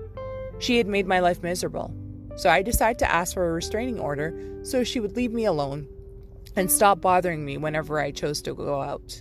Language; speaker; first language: English; native; English